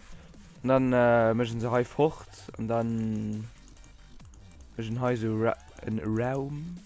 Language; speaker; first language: German; non-native, local second language; Luxembourgish